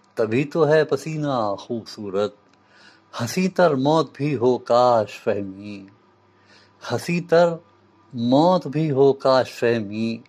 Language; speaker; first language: Urdu; native; Urdu